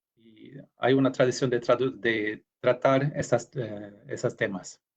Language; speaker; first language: Spanish; non-native, fluent; Norwegian